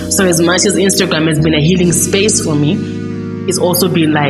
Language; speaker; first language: English; non-native, local second language; Xhosa